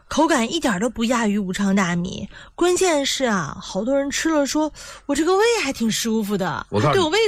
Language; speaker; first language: Chinese; native; Chinese